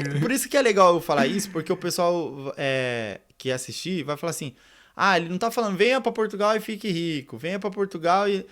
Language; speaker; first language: Portuguese; native; Portuguese